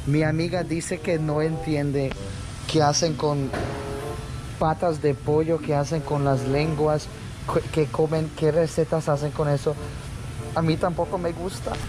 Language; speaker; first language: Spanish; non-native, fluent; Russian